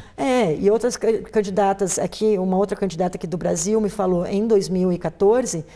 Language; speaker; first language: Portuguese; native; Portuguese